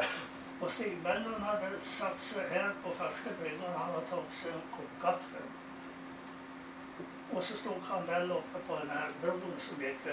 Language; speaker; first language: Swedish; native; Swedish